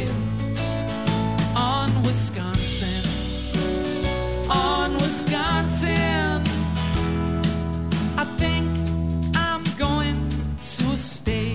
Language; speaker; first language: English; native; English